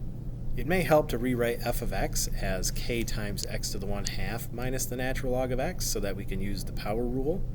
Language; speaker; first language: English; native; English